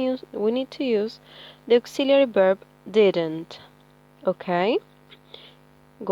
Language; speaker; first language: English; non-native, fluent; Spanish